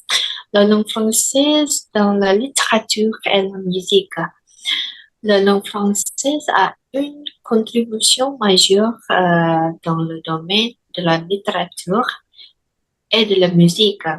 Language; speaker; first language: French; non-native, learner; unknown